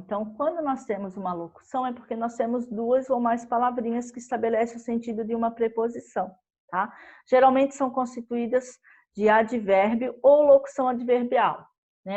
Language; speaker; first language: Portuguese; native; Portuguese